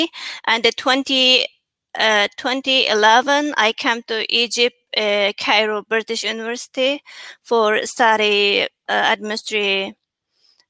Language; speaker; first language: English; non-native, learner; Chinese